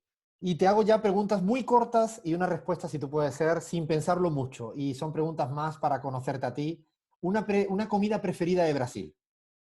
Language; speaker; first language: Spanish; native; Spanish